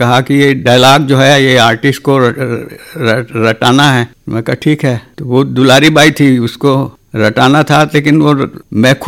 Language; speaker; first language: Hindi; non-native, local second language; Chhattisgarhi